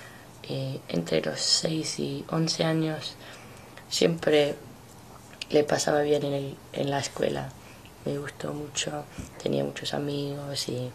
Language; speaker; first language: Spanish; non-native, fluent; English